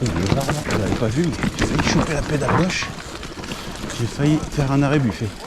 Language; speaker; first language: French; native; French